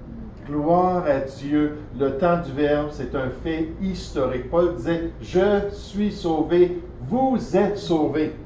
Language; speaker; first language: French; native; French